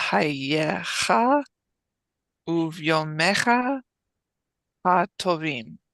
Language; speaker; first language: Hebrew; non-native, learner; English